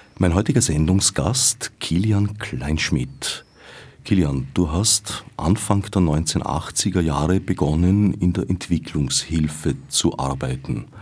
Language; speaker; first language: German; native; German